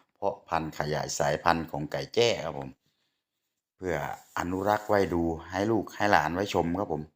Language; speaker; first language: Thai; native; Thai